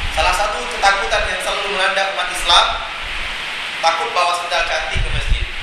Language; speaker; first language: Indonesian; non-native, local second language; Minangkabau